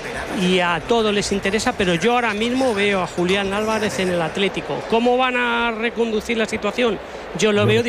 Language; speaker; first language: Spanish; native; Spanish